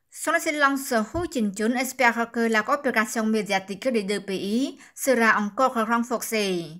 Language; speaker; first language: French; non-native, fluent; Khmer